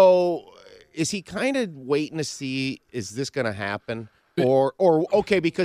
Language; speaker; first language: English; native; English